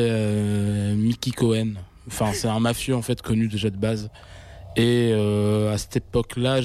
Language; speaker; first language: French; native; French